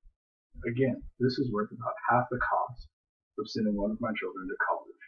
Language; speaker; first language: English; native; English